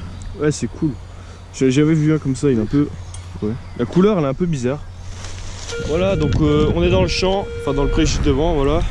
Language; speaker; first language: French; native; French